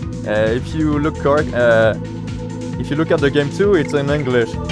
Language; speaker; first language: English; non-native, fluent; French